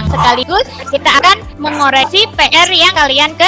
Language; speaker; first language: Indonesian; native; Indonesian